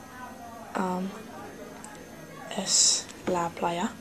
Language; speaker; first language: Spanish; non-native, learner; English